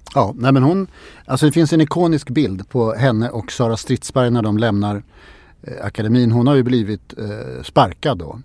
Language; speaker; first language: Swedish; native; Swedish